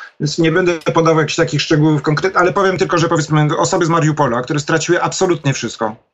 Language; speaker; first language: Polish; native; Polish